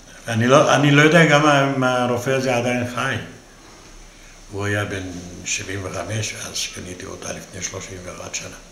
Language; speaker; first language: Hebrew; non-native, local second language; Arabic